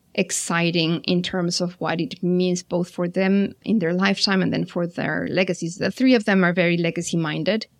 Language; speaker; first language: English; non-native, fluent; Spanish